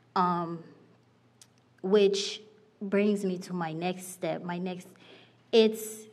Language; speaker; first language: English; non-native, fluent; Haitian Creole